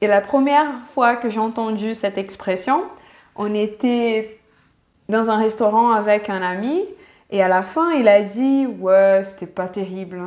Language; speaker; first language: French; non-native, fluent; Portuguese